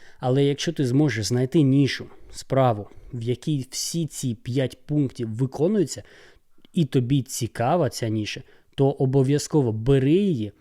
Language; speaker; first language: Ukrainian; non-native, local second language; Russian